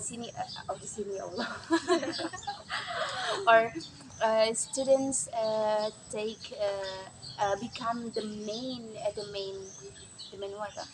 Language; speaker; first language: English; non-native, learner; Indonesian